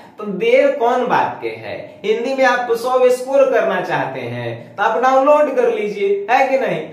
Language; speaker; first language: Hindi; native; Hindi